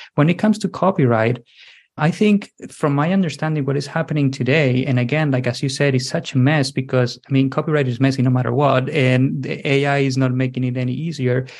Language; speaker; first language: English; non-native, fluent; Spanish